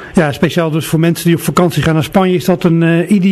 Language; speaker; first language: Dutch; native; Dutch